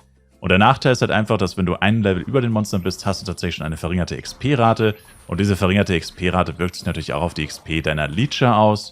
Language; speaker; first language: German; native; German